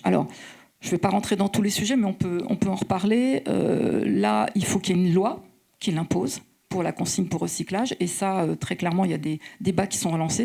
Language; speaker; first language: French; native; French